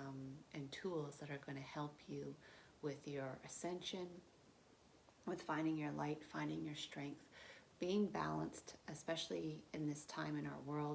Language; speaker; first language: English; native; English